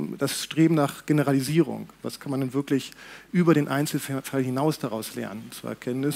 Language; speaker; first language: German; native; German